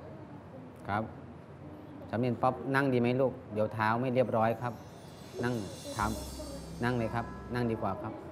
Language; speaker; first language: Thai; native; Thai